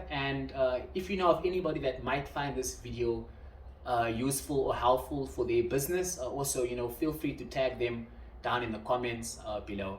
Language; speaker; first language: English; non-native, local second language; Afrikaans